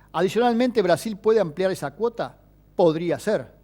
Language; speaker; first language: Spanish; native; Spanish